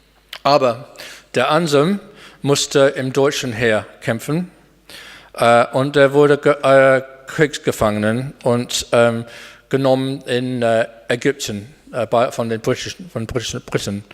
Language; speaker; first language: German; non-native, fluent; English